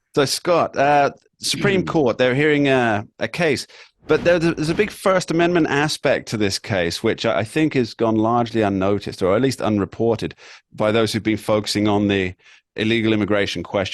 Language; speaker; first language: English; native; English